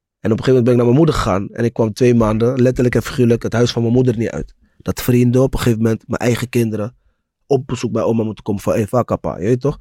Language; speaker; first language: Dutch; native; Dutch